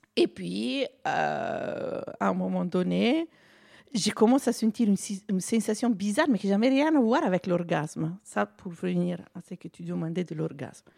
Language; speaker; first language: French; non-native, fluent; Italian